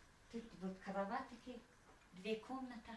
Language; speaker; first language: Russian; non-native, local second language; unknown